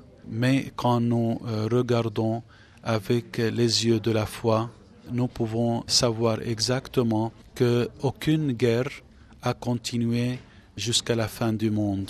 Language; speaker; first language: French; non-native, fluent; Arabic